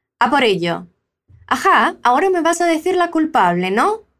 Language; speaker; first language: Spanish; non-native, fluent; Portuguese